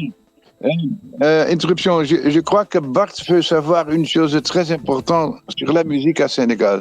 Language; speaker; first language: French; non-native, fluent; Dutch